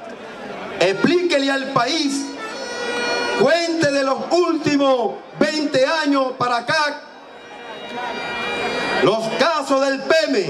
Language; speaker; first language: Spanish; native; Spanish